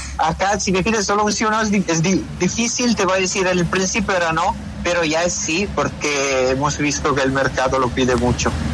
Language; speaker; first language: Spanish; non-native, fluent; Italian